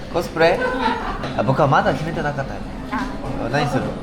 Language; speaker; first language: Japanese; non-native, learner; Korean